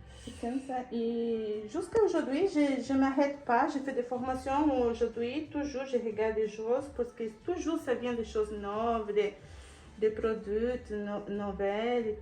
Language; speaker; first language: French; non-native, learner; Portuguese